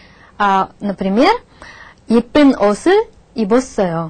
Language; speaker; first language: Korean; non-native, fluent; Russian